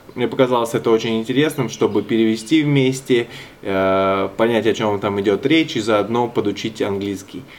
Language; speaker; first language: Russian; native; Russian